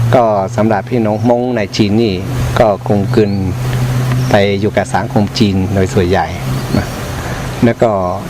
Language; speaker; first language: Thai; non-native, local second language; Hmong